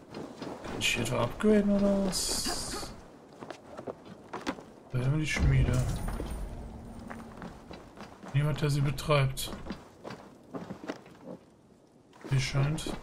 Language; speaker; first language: German; native; German